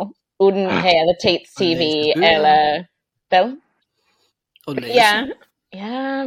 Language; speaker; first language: Danish; non-native, fluent; English